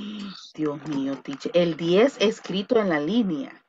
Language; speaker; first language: Spanish; native; Spanish